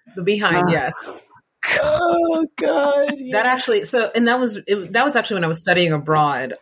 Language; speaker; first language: English; native; English